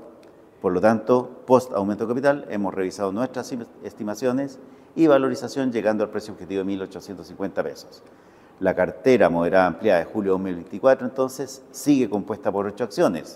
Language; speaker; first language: Spanish; native; Spanish